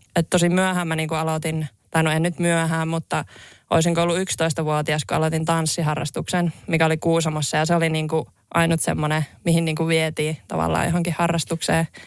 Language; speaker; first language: Finnish; native; Finnish